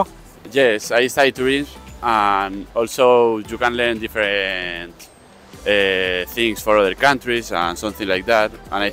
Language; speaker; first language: English; non-native, learner; Spanish